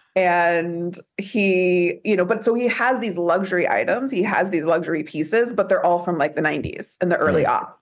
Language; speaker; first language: English; native; English